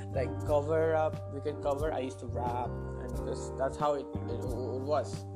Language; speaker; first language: English; non-native, local second language; Manipuri